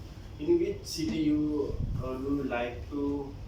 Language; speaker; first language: English; non-native, local second language; Gujarati